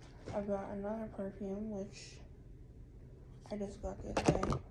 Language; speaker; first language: English; native; English